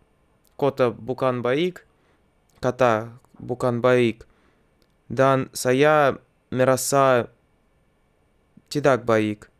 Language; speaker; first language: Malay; non-native, learner; Russian